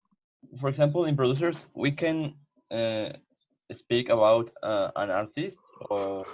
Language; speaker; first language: English; non-native, learner; Spanish